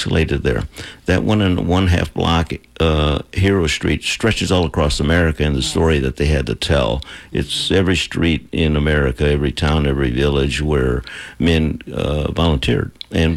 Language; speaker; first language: English; non-native, local second language; Spanish